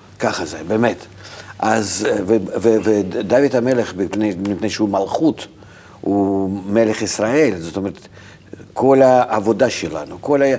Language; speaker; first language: Hebrew; non-native, fluent; Russian